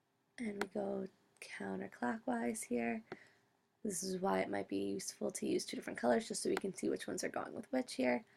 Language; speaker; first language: English; native; English